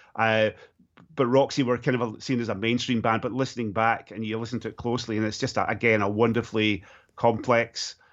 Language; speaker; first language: English; native; English